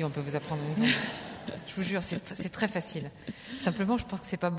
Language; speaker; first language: French; native; French